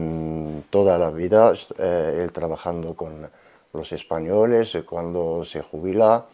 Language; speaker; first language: Spanish; non-native, learner; Arabic